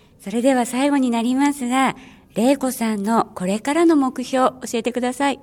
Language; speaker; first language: Japanese; native; Japanese